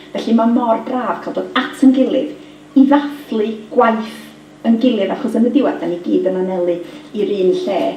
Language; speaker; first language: Welsh; native; Welsh